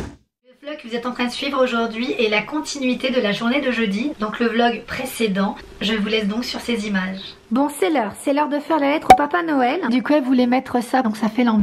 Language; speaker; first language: French; native; French